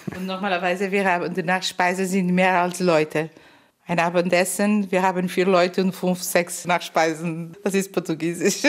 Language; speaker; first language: German; non-native, learner; Portuguese